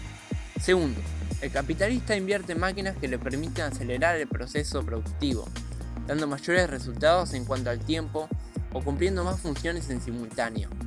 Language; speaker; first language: Spanish; native; Spanish